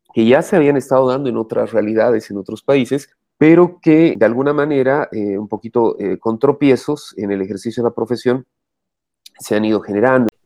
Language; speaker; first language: Spanish; native; Spanish